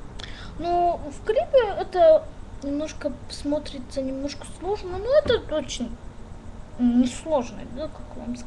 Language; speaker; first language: Russian; non-native, learner; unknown